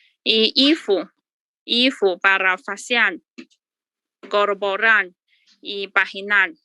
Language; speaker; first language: Spanish; non-native, learner; Chinese